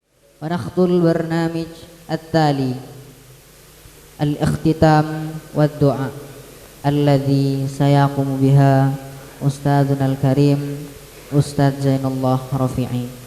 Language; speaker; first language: Arabic; non-native, learner; Indonesian